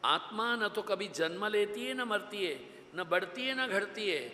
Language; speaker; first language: Hindi; non-native, local second language; Gujarati